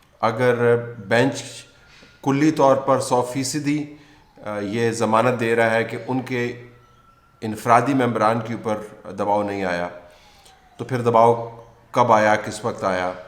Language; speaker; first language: Urdu; native; Urdu